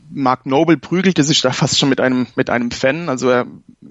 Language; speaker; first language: German; native; German